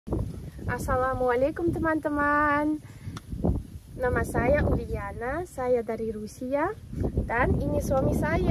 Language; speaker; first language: Indonesian; non-native, fluent; Russian